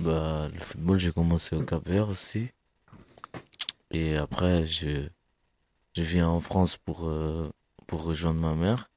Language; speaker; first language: French; non-native, fluent; Kabuverdianu